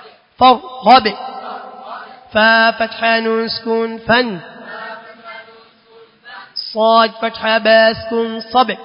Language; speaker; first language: Arabic; non-native, learner; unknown